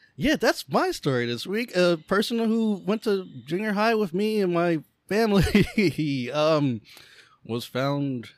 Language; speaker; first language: English; native; English